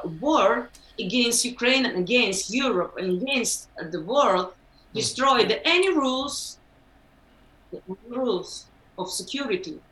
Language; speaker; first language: English; non-native, learner; Ukrainian